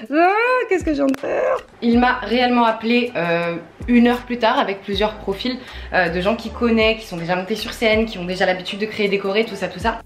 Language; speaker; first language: French; native; French